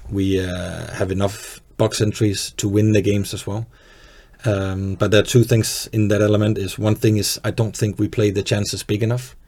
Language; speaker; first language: English; non-native, fluent; Danish